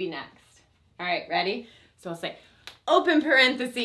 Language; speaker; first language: English; native; English